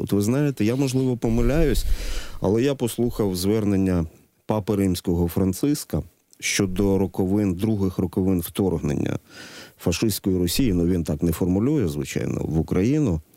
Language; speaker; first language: Ukrainian; native; Ukrainian